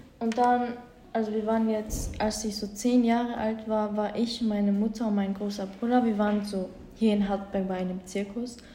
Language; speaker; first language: German; native; German